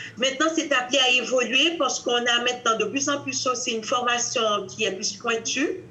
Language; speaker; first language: French; native; French